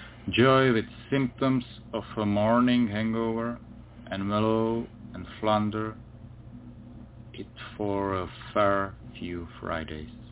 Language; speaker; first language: English; non-native, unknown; Czech